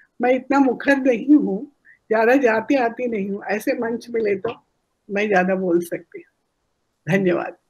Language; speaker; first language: Hindi; non-native, local second language; Telugu